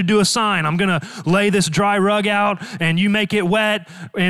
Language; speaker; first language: English; native; English